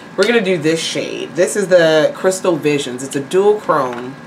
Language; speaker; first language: English; native; English